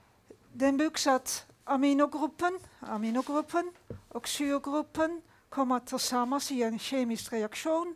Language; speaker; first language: Swedish; non-native, fluent; Dutch